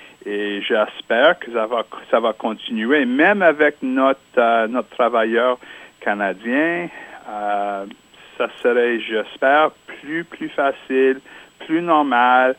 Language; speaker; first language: French; non-native, local second language; English